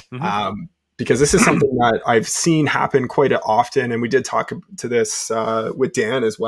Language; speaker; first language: English; native; English